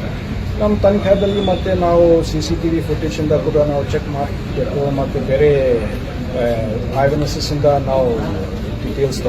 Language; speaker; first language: Kannada; non-native, fluent; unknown